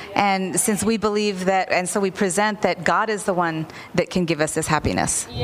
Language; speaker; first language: English; non-native, fluent; Spanish